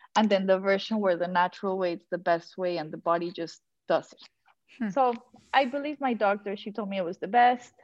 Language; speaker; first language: English; non-native, fluent; Spanish